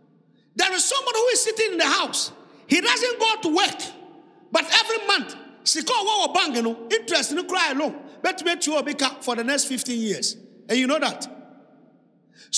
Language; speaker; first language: English; non-native, local second language; Ga